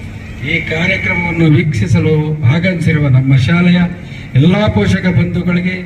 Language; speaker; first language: Kannada; native; Kannada